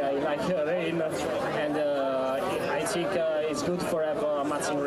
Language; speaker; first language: English; non-native, learner; Italian